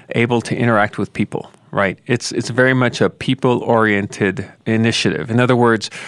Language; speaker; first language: English; native; English